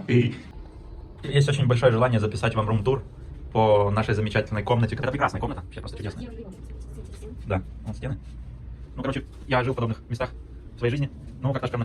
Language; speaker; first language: Russian; native; Russian